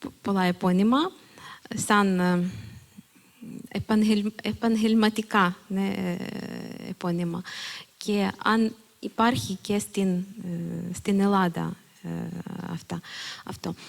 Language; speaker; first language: Greek; non-native, fluent; Ukrainian